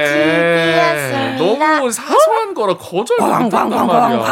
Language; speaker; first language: Korean; native; Korean